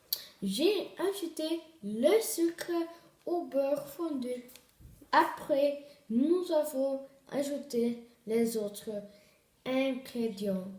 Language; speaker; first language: French; non-native, learner; Dutch